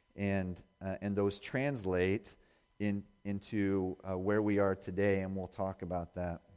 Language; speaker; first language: English; native; English